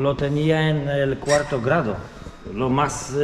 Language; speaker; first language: Spanish; non-native, fluent; Polish